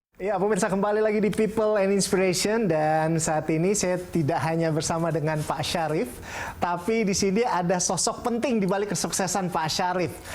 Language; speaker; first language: Indonesian; native; Indonesian